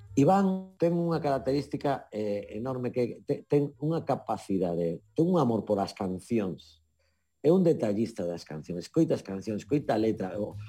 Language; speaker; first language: Galician; native; Galician